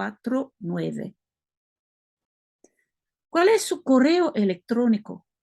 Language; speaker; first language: Spanish; non-native, learner; French